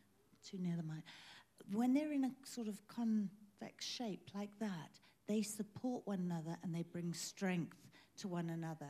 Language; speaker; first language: English; native; English